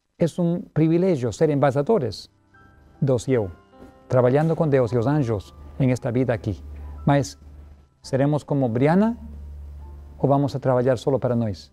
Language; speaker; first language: Portuguese; non-native, learner; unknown